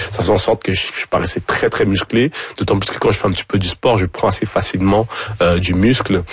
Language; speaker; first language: French; early bilingual, other home language; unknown